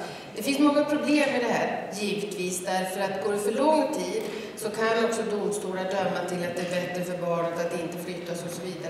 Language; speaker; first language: Swedish; native; Swedish